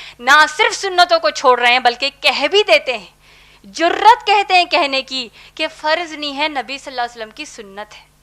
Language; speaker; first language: Urdu; native; Urdu